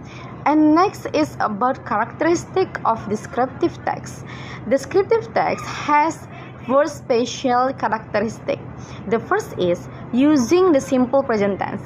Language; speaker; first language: English; non-native, fluent; Indonesian